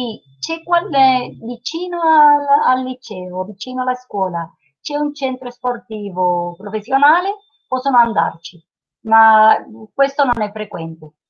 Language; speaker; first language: Italian; non-native, learner; Spanish